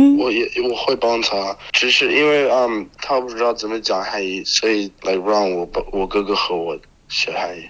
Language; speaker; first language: Chinese; non-native, learner; English